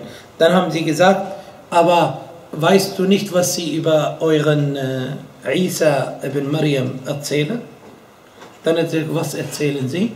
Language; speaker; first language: German; non-native, fluent; Arabic